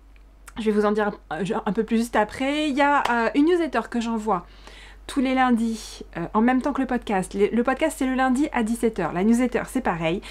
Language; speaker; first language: French; native; French